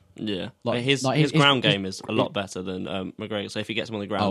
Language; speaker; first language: English; native; English